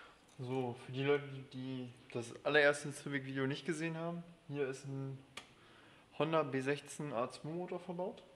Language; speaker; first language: German; native; German